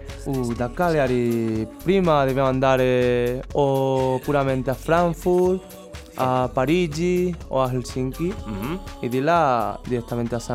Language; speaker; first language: Italian; non-native, learner; Chinese